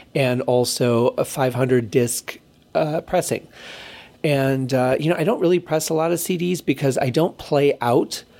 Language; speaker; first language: English; native; English